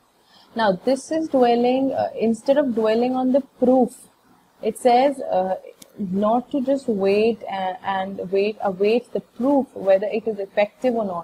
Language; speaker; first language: English; non-native, local second language; Hindi